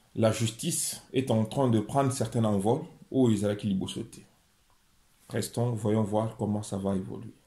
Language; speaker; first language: French; non-native, local second language; Lingala